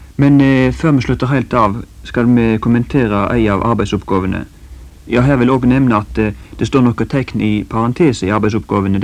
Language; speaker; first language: Norwegian; native; Norwegian